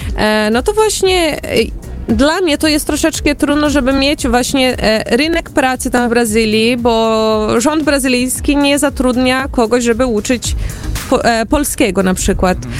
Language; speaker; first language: Polish; early bilingual, heritage; Portuguese